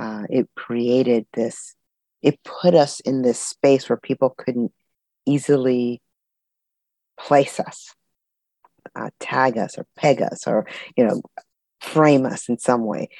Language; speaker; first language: English; early bilingual, other home language; Spanish